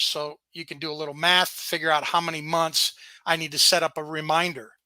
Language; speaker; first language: English; native; English